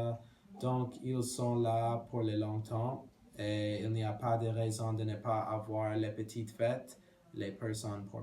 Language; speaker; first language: French; non-native, learner; English